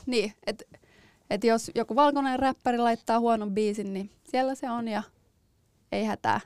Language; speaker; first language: Finnish; native; Finnish